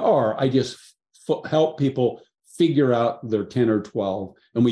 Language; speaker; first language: English; native; English